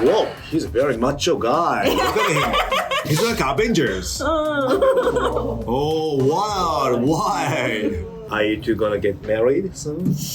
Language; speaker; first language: English; non-native, learner; Japanese